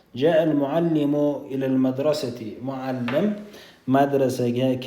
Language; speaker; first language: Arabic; non-native, fluent; Uzbek